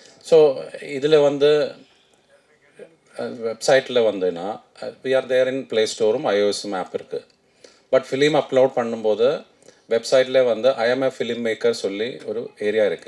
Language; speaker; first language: Tamil; non-native, fluent; Malayalam